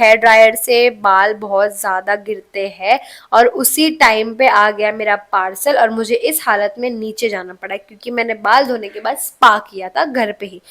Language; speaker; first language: Hindi; non-native, local second language; Marathi